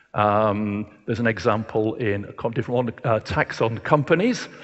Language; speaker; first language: English; native; English